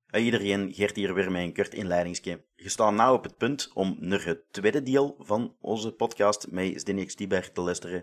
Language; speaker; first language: Dutch; native; Dutch